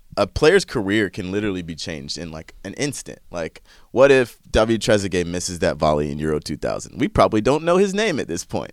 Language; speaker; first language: English; native; English